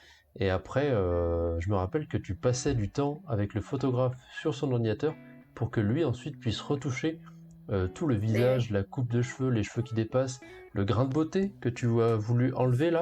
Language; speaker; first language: French; native; French